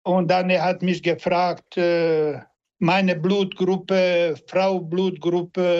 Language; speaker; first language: German; non-native, learner; Croatian